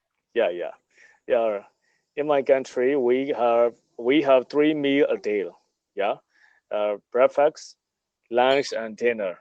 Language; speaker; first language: English; non-native, learner; Burmese